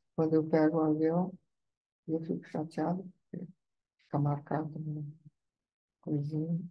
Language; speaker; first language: Portuguese; non-native, fluent; Italian